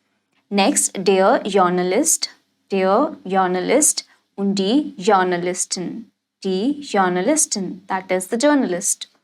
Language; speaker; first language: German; non-native, fluent; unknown